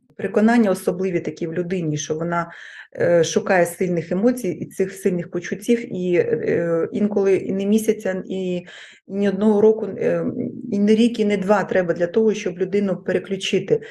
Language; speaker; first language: Ukrainian; native; Ukrainian